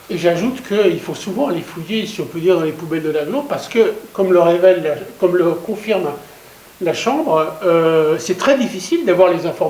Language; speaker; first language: French; native; French